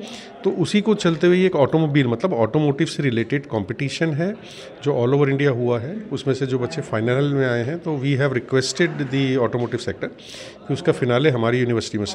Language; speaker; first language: Hindi; native; Hindi